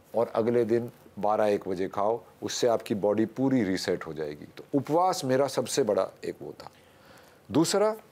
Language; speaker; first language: Hindi; native; Hindi